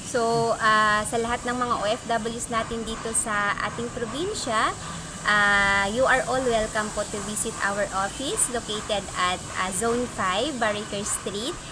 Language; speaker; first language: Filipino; native; Filipino